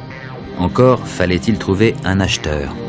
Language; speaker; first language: French; native; French